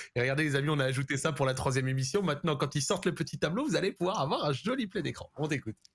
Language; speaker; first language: French; native; French